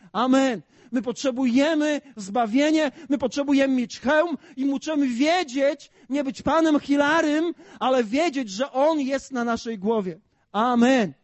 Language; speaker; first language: Polish; native; Polish